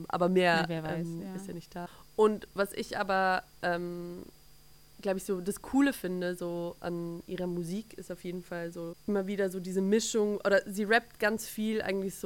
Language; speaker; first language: German; native; German